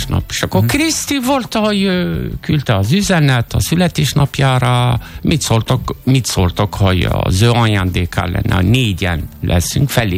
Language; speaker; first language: Hungarian; non-native, fluent; Arabic